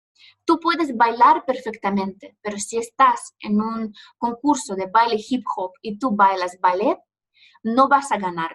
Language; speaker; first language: Spanish; non-native, fluent; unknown